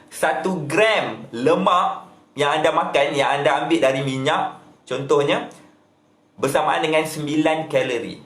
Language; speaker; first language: Malay; native; Malay